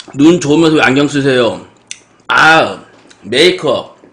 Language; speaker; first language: Korean; native; Korean